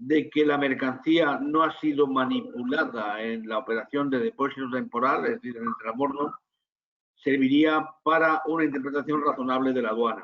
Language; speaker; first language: Spanish; native; Spanish